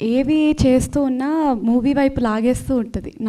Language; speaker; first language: Telugu; early bilingual, heritage; Telugu